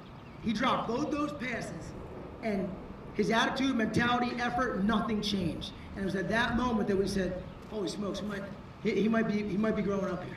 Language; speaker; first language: English; native; English